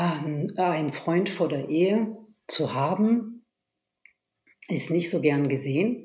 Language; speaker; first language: German; early bilingual, other home language; Turkish